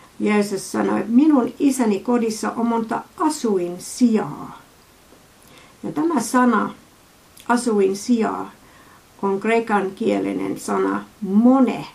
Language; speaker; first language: Finnish; non-native, fluent; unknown